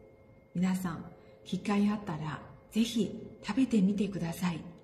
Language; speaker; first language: Japanese; non-native, fluent; Chinese